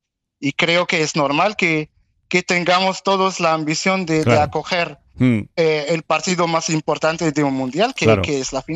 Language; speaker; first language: Spanish; non-native, fluent; Arabic